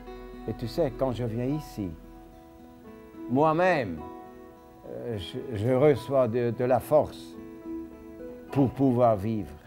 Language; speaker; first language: French; non-native, local second language; German